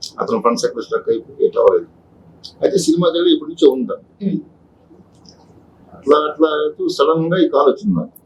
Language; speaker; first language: Telugu; native; Telugu